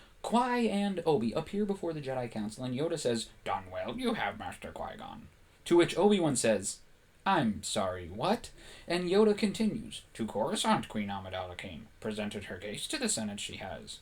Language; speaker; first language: English; native; English